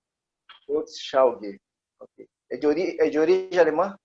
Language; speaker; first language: Portuguese; native; Portuguese